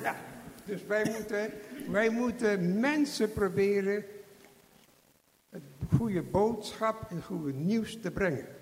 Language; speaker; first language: Dutch; non-native, fluent; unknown